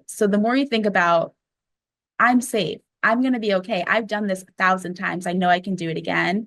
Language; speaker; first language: English; native; English